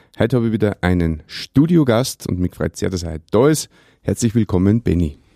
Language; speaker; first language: German; native; German